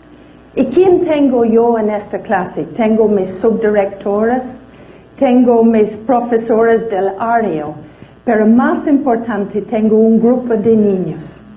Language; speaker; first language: Spanish; non-native, fluent; English